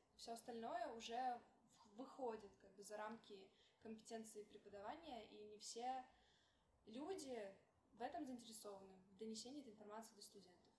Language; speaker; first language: Russian; native; Russian